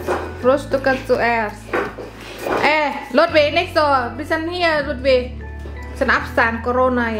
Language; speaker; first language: German; non-native, learner; Indonesian